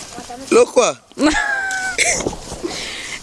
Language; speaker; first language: French; non-native, local second language; Rundi